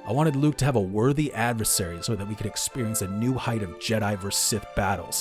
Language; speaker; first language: English; native; English